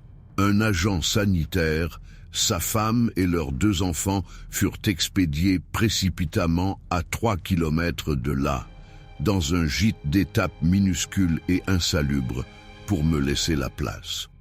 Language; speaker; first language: French; native; French